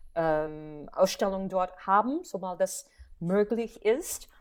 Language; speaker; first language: German; non-native, fluent; English